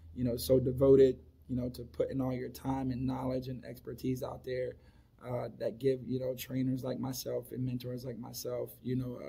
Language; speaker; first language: English; native; English